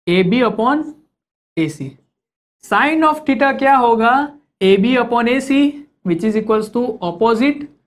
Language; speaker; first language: Hindi; native; Hindi